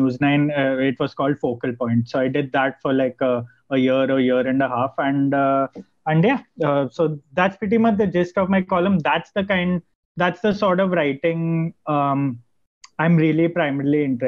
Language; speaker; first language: English; non-native, local second language; Gujarati